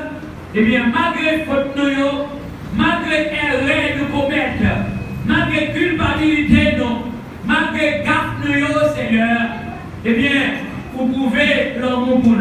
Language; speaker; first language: French; non-native, local second language; Haitian Creole